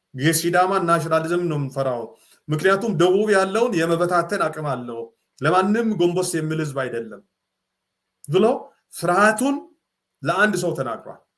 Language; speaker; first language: Amharic; non-native, local second language; Sidamo